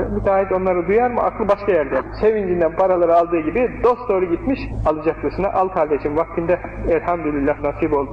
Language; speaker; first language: Turkish; native; Turkish